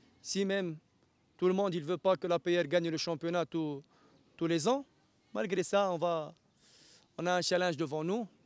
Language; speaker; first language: French; non-native, local second language; Arabic